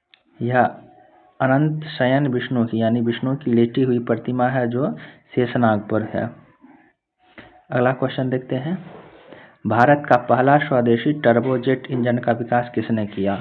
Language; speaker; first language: Hindi; native; Hindi